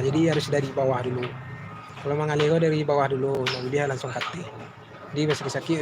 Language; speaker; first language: Indonesian; non-native, local second language; Minangkabau